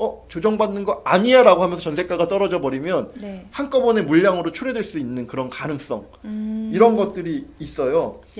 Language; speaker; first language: Korean; native; Korean